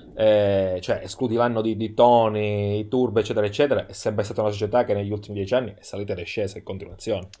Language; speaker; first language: Italian; native; Italian